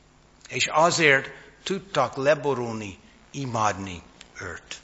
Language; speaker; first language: Hungarian; non-native, fluent; English